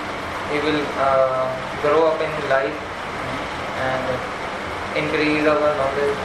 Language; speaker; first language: English; non-native, learner; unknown